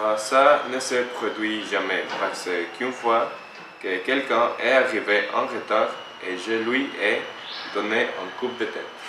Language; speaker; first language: French; non-native, learner; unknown